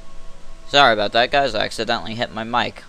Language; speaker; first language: English; native; English